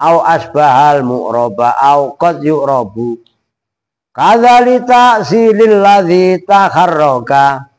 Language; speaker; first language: Arabic; non-native, fluent; Indonesian